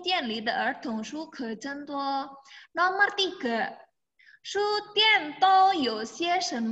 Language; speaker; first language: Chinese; non-native, fluent; Indonesian